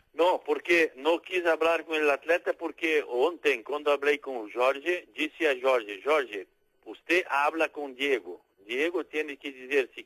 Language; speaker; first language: Spanish; non-native, fluent; Portuguese